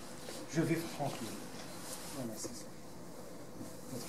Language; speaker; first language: French; non-native, learner; Arabic